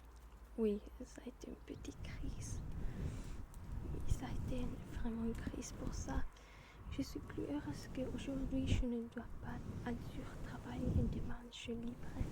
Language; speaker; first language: French; non-native, learner; German